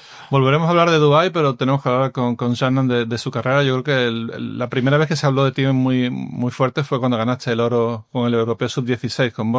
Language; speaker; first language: Spanish; native; Spanish